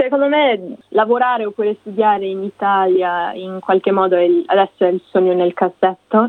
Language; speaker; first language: Italian; non-native, fluent; English